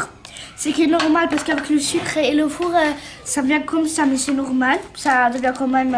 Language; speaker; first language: French; non-native, learner; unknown